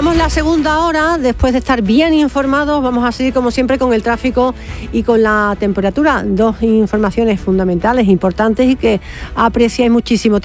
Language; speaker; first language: Spanish; native; Spanish